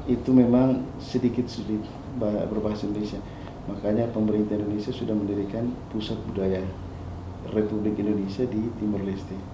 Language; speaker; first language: Indonesian; non-native, local second language; Tetum